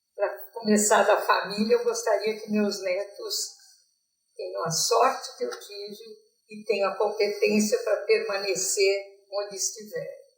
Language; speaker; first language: Portuguese; native; Portuguese